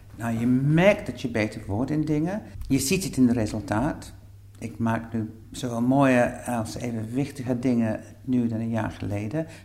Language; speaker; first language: Dutch; non-native, fluent; English